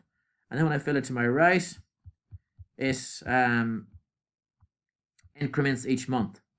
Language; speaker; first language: English; native; English